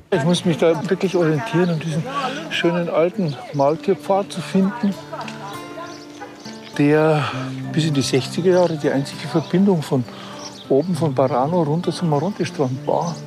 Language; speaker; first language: German; native; German